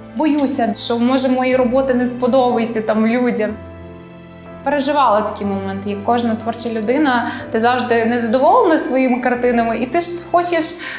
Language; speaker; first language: Ukrainian; non-native, local second language; Romanian